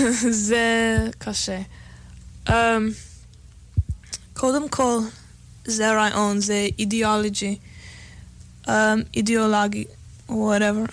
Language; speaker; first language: Hebrew; non-native, learner; English